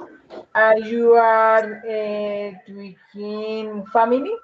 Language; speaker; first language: English; non-native, learner; Spanish